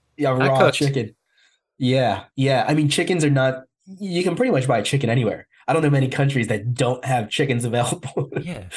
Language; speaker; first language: English; native; English